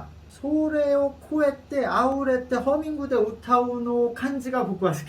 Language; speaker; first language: Japanese; non-native, learner; Korean